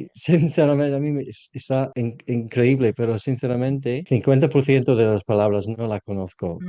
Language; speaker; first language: Spanish; non-native, learner; English